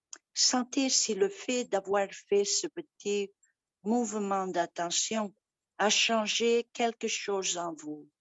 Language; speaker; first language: French; non-native, fluent; Catalan